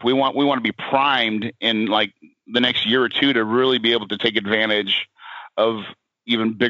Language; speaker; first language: English; native; English